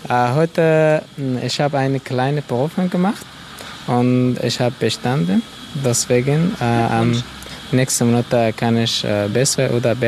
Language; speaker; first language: German; non-native, learner; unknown